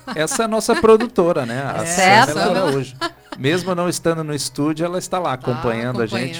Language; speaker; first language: Portuguese; native; Portuguese